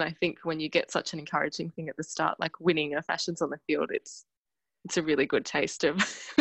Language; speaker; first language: English; native; English